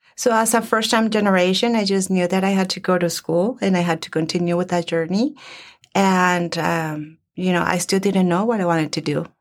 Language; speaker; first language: English; early bilingual, other home language; Spanish